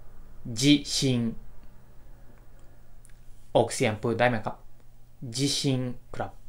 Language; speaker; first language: Thai; non-native, fluent; Japanese